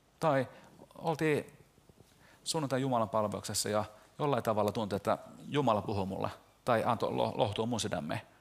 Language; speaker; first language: Finnish; early bilingual, heritage; Finnish